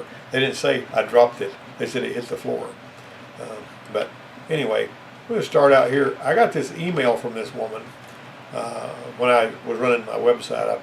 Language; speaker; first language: English; native; English